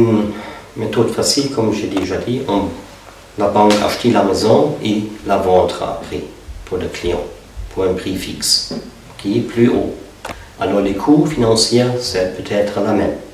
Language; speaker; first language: French; non-native, fluent; German